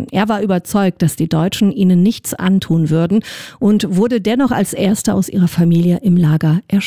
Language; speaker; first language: German; native; German